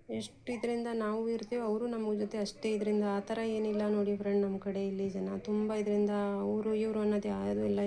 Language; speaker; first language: Kannada; non-native, local second language; Urdu